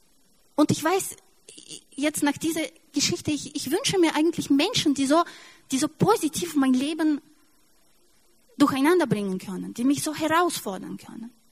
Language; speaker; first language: German; non-native, fluent; Russian